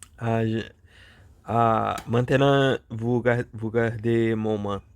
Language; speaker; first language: French; non-native, learner; Portuguese